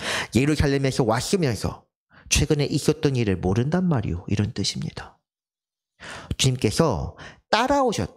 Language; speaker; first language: Korean; native; Korean